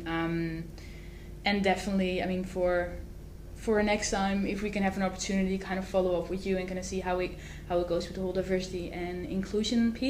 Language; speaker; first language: English; non-native, fluent; Dutch